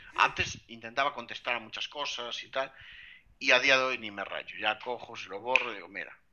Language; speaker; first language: Spanish; native; Spanish